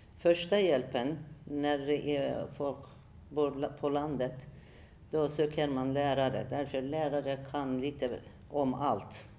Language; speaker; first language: Swedish; non-native, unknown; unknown